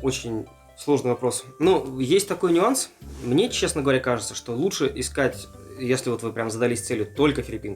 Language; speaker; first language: Russian; native; Russian